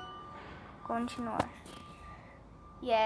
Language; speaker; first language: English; non-native, learner; Portuguese